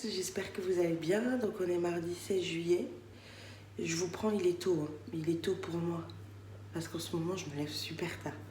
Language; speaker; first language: French; native; French